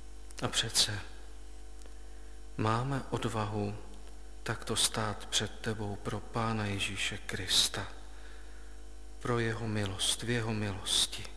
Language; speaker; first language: Czech; native; Czech